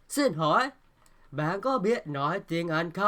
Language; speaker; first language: Vietnamese; non-native, learner; English